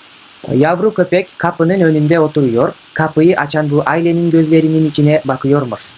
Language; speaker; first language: Turkish; non-native, fluent; Kyrgyz